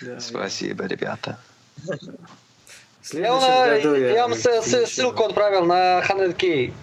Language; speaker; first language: Russian; early bilingual, heritage; Russian